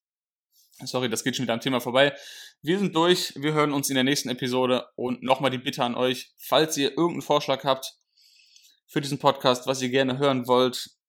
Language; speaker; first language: German; native; German